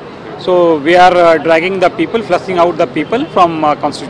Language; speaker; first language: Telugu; non-native, local second language; Urdu